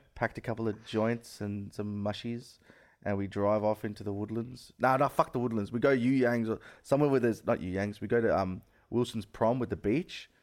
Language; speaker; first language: English; early bilingual, other home language; Hindi